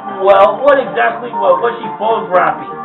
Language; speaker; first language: English; native; English